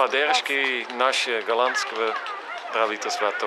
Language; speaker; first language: Russian; non-native, fluent; Dutch